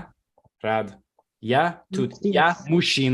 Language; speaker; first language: Russian; non-native, fluent; English